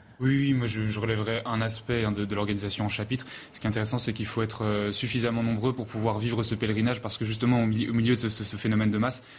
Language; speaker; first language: French; native; French